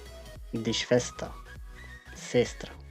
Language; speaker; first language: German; non-native, fluent; Macedonian